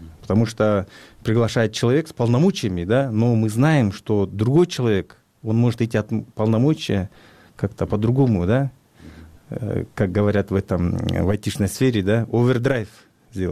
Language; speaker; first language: Russian; non-native, local second language; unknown